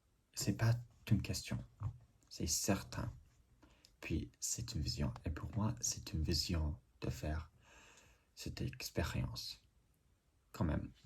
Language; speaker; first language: French; non-native, learner; English